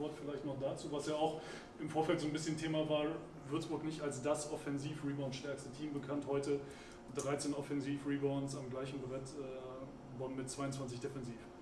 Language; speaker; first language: German; native; German